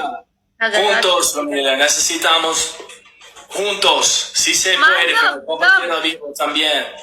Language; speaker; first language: Spanish; non-native, learner; English